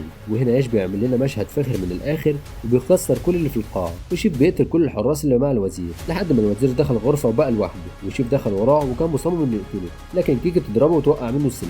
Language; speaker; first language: Arabic; native; Arabic